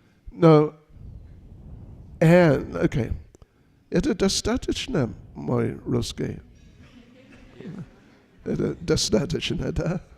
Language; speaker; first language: Russian; non-native, learner; English